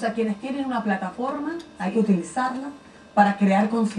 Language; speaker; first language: Spanish; native; Spanish